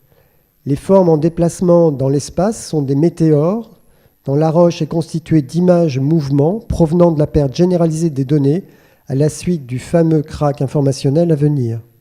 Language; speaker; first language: French; native; French